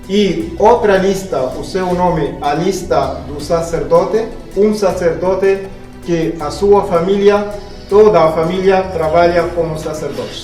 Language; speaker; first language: Portuguese; non-native, fluent; Arabic